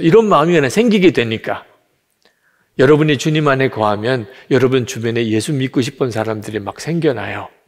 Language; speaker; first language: Korean; native; Korean